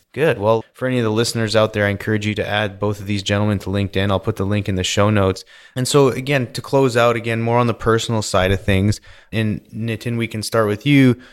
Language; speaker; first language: English; native; English